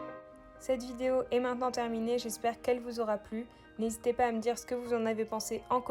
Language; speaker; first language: French; native; French